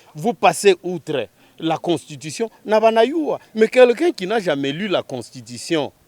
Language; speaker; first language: French; non-native, local second language; Swahili